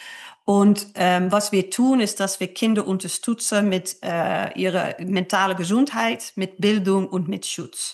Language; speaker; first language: German; non-native, fluent; Dutch